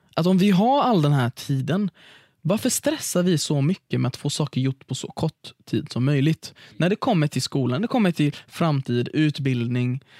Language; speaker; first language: Swedish; early bilingual, other home language; Arabic